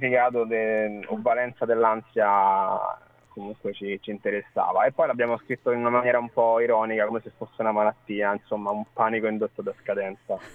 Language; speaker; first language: Italian; native; Italian